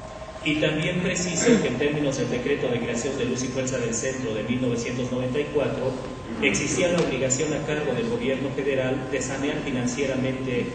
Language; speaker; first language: Spanish; native; Spanish